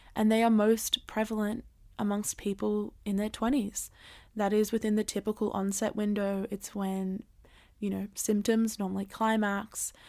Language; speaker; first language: English; native; English